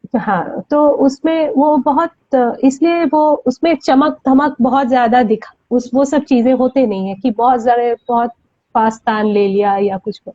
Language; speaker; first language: Hindi; non-native, local second language; Bangla